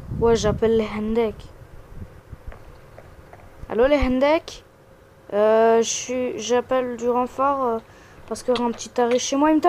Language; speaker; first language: French; native; French